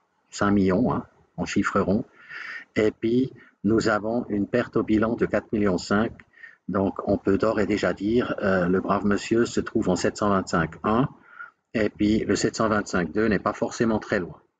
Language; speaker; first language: French; native; French